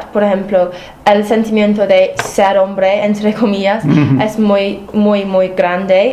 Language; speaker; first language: Spanish; non-native, fluent; English